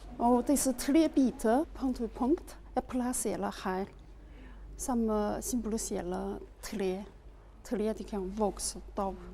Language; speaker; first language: Norwegian; non-native, learner; Chinese